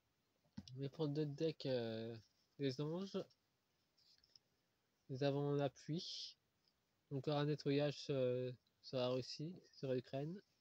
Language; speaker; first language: French; native; French